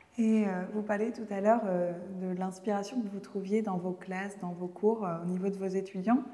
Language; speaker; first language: French; native; French